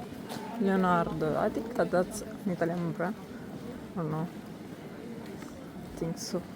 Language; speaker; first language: English; non-native, fluent; Italian